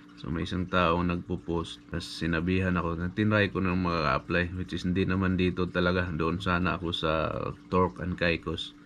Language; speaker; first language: Filipino; non-native, local second language; Cebuano